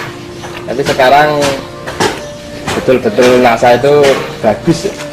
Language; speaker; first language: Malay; non-native, local second language; Javanese